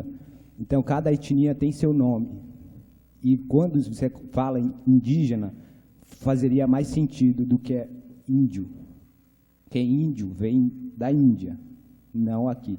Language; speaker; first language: Portuguese; non-native, local second language; Ticuna